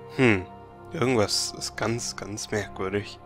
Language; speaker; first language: German; native; German